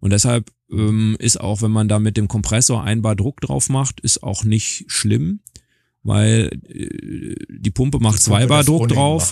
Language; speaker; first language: German; native; German